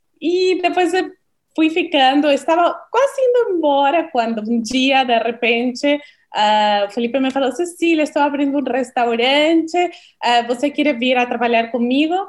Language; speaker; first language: Portuguese; non-native, fluent; Spanish